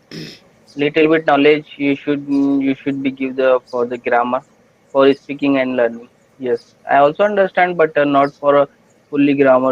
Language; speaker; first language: English; non-native, learner; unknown